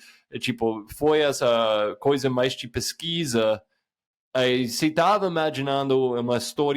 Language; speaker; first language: Portuguese; non-native, fluent; English